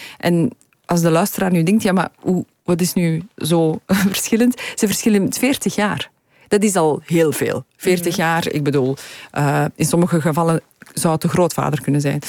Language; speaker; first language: Dutch; early bilingual, other home language; Polish